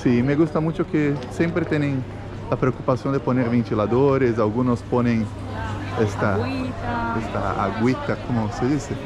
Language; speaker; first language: Spanish; non-native, fluent; Portuguese